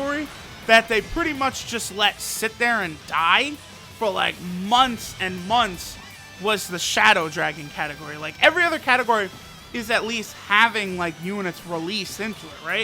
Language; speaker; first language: English; native; English